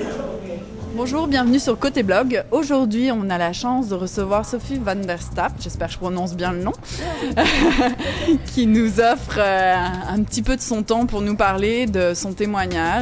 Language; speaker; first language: French; native; French